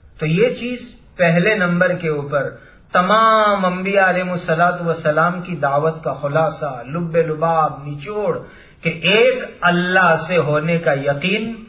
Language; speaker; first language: Urdu; non-native, local second language; Gujarati